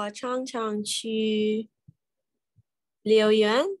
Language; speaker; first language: Chinese; non-native, learner; English